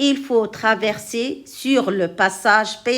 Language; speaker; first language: French; non-native, local second language; Arabic